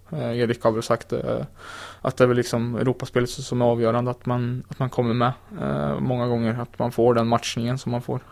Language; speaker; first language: Swedish; native; Swedish